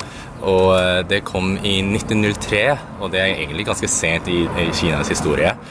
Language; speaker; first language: Norwegian; early bilingual, other home language; Cantonese